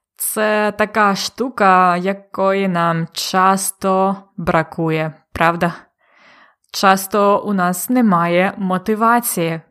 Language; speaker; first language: Ukrainian; native; Ukrainian